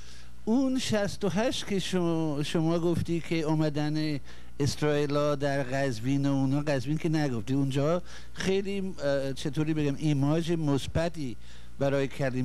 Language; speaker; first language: Persian; non-native, fluent; English